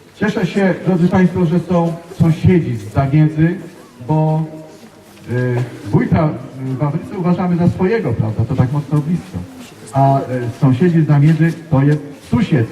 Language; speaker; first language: Polish; native; Polish